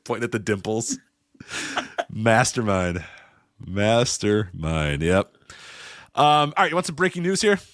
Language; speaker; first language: English; native; English